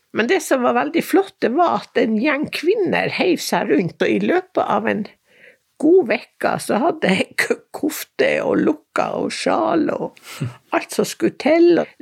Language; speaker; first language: Norwegian; native; Norwegian